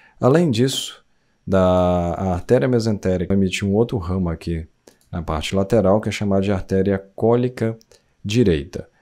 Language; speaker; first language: Portuguese; native; Portuguese